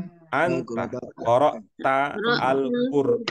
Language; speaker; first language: Arabic; non-native, fluent; Indonesian